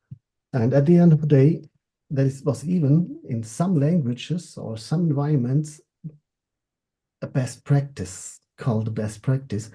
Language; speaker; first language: English; non-native, fluent; German